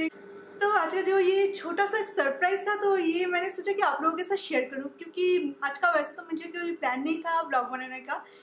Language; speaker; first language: Hindi; non-native, local second language; Bangla